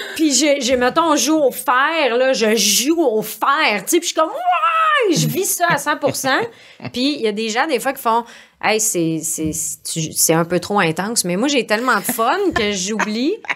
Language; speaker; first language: French; native; French